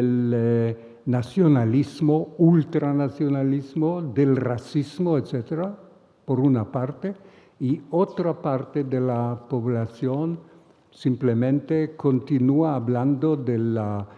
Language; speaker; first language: Spanish; non-native, fluent; Hebrew